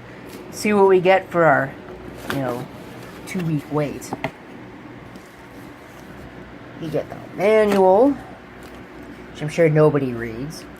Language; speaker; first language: English; native; English